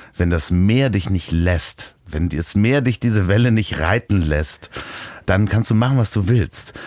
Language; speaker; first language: German; native; German